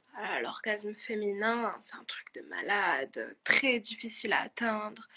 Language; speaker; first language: French; non-native, local second language; Arabic